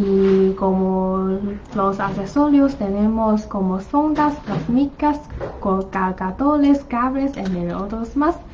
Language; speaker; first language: Spanish; non-native, learner; Chinese